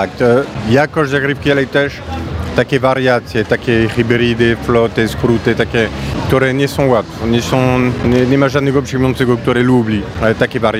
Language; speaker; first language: Polish; non-native, fluent; French